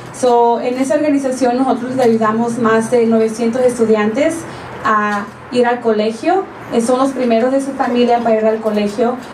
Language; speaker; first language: Spanish; early bilingual, heritage; Spanish